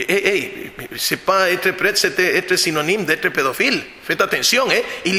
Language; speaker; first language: French; non-native, fluent; Spanish